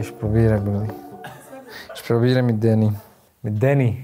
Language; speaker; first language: German; non-native, learner; Slovak